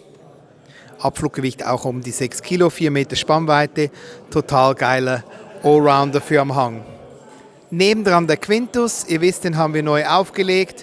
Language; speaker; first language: German; native; German